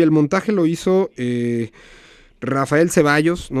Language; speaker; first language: Spanish; native; Spanish